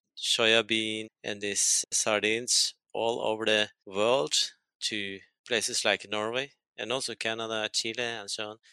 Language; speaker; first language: English; non-native, fluent; Norwegian